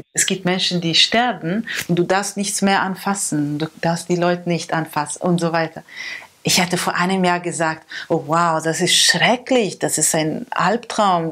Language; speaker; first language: German; non-native, fluent; Italian